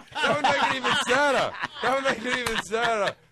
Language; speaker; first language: English; native; English